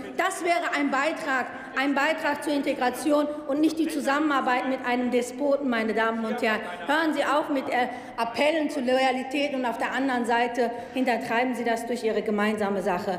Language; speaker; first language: German; early bilingual, other home language; Turkish